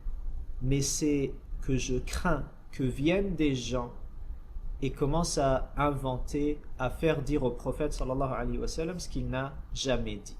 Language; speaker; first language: French; native; French